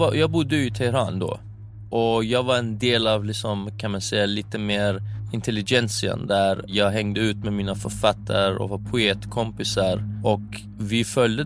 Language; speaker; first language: Swedish; non-native, fluent; Persian